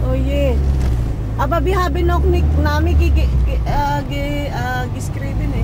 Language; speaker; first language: German; non-native, learner; Filipino